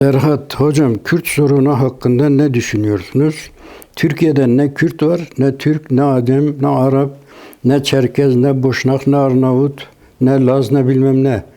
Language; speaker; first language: Turkish; non-native, local second language; Kurdish